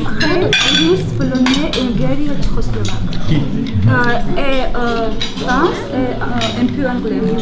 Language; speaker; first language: French; non-native, learner; Ukrainian